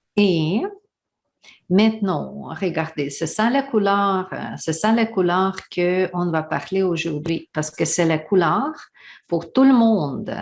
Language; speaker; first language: French; non-native, learner; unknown